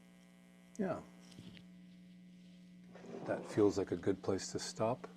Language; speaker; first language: English; native; English